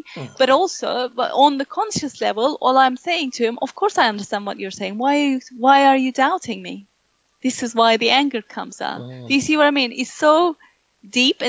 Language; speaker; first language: English; non-native, fluent; Turkish